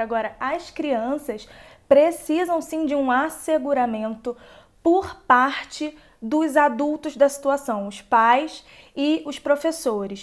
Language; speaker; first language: Portuguese; native; Portuguese